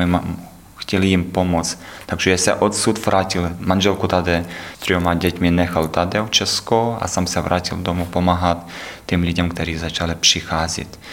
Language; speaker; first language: Czech; non-native, learner; Ukrainian